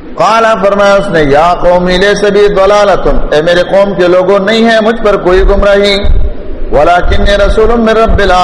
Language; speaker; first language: Urdu; non-native, local second language; Pashto